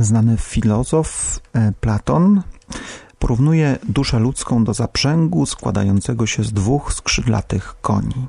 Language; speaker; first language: Polish; native; Polish